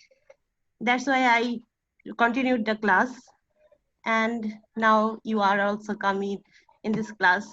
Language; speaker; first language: English; non-native, learner; Bangla